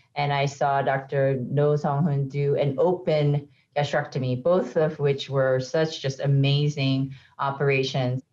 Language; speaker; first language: English; native; English